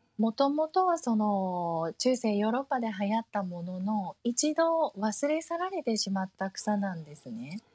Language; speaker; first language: Japanese; early bilingual, heritage; Japanese